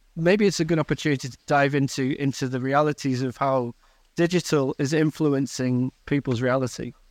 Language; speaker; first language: English; native; English